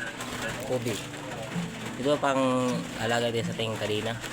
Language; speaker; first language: Filipino; non-native, local second language; Cebuano